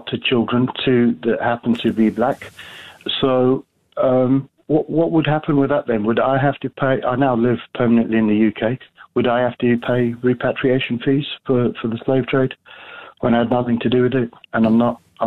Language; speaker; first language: English; native; English